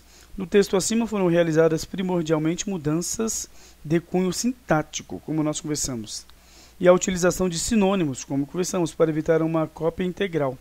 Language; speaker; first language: Portuguese; native; Portuguese